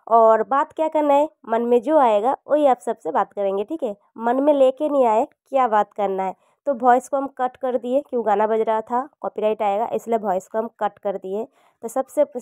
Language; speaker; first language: Hindi; non-native, local second language; Bangla